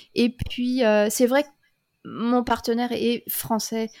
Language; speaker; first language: French; native; French